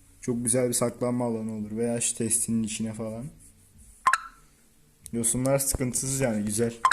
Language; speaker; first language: Turkish; native; Turkish